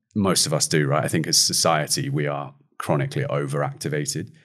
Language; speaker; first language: English; native; English